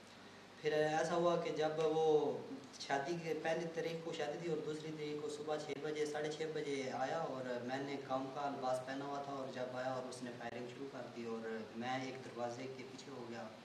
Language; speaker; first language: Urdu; non-native, local second language; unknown